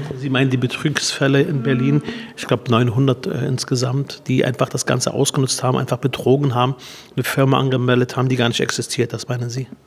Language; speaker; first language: German; early bilingual, other home language; Arabic